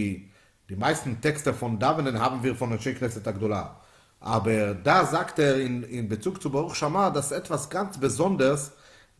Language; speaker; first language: German; non-native, fluent; Yiddish